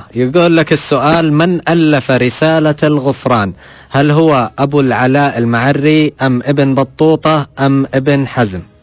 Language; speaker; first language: Arabic; native; Arabic